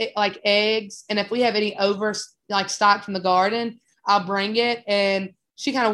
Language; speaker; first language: English; native; English